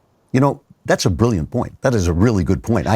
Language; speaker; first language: English; native; English